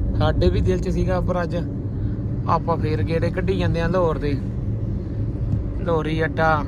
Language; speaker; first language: Punjabi; native; Punjabi